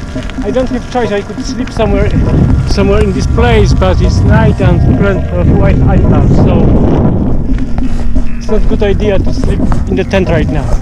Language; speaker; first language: English; non-native, learner; Polish